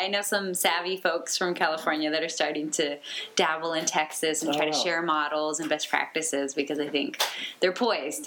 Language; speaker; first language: English; native; English